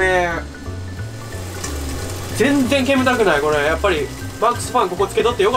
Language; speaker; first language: Japanese; native; Japanese